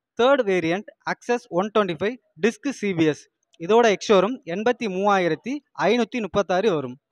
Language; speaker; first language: Tamil; native; Tamil